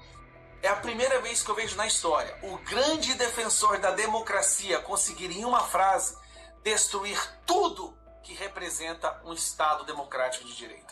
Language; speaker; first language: Portuguese; native; Portuguese